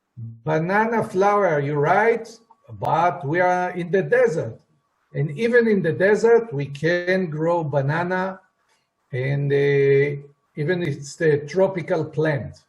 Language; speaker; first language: English; non-native, fluent; Hebrew